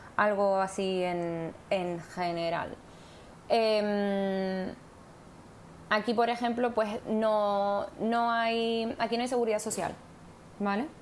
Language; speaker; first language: Spanish; native; Spanish